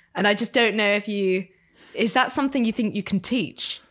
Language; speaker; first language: English; native; English